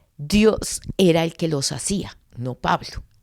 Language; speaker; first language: Spanish; native; Spanish